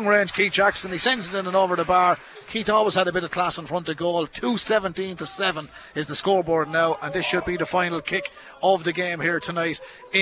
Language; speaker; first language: English; native; English